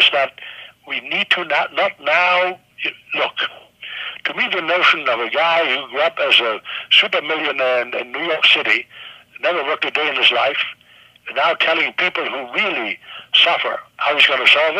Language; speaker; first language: English; non-native, fluent; German